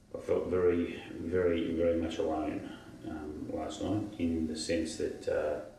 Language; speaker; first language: English; native; English